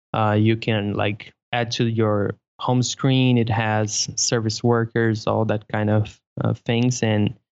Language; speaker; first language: English; non-native, fluent; Portuguese